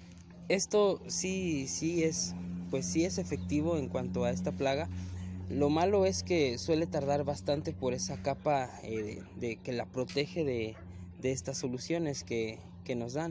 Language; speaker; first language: Spanish; native; Spanish